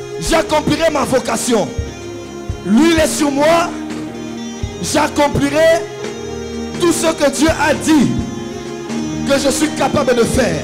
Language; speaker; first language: French; non-native, local second language; Lingala